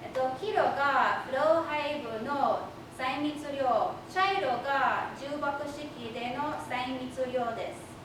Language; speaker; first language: Japanese; non-native, fluent; English